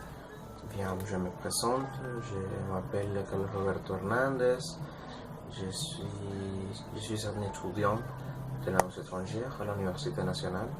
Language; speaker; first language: French; non-native, learner; Spanish